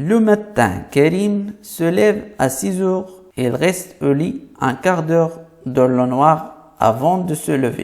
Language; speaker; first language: French; non-native, fluent; Arabic